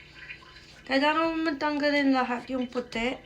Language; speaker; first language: Filipino; non-native, learner; English